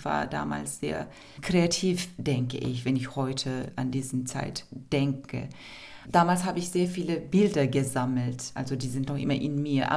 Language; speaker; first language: German; non-native, fluent; Turkish